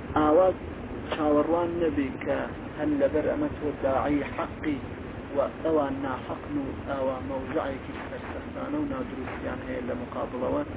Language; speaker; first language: Central Kurdish; non-native, local second language; Gurani